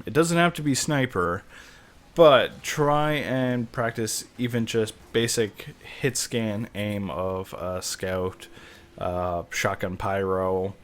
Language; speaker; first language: English; native; English